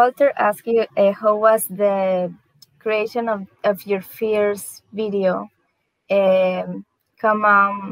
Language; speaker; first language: English; non-native, learner; Spanish